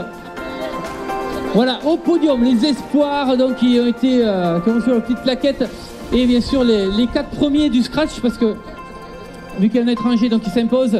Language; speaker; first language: French; native; French